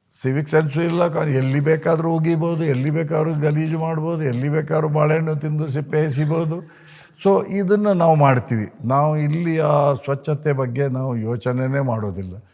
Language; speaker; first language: Kannada; non-native, local second language; Konkani